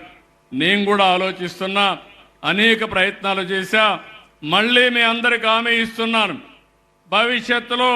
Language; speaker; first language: Telugu; native; Telugu